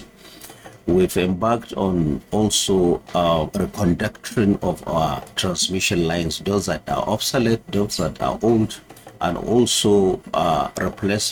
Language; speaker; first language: English; non-native, local second language; Hausa